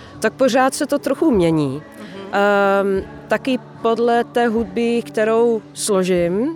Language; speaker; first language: Czech; non-native, fluent; Dutch